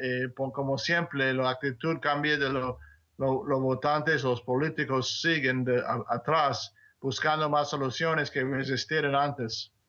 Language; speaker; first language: Spanish; non-native, fluent; English